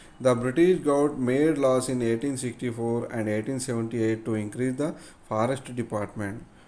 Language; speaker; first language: English; non-native, local second language; Telugu